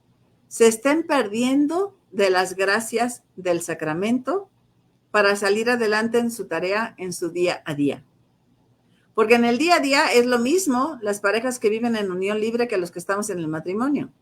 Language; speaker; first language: Spanish; native; Spanish